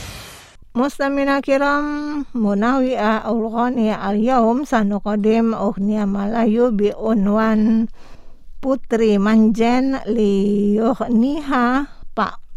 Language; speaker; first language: Arabic; non-native, fluent; Indonesian